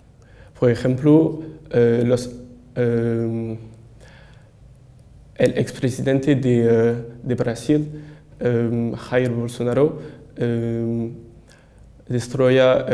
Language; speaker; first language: Spanish; non-native, learner; French